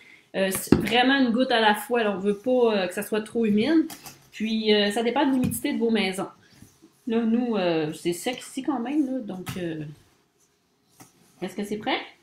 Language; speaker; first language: French; native; French